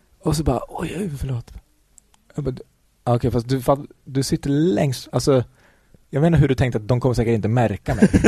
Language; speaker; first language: Swedish; early bilingual, other home language; Kurdish